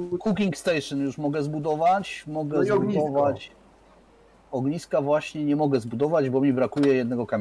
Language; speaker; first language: Polish; native; Polish